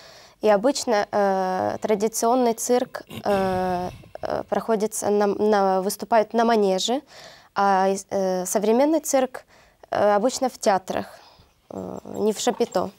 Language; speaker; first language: Russian; non-native, learner; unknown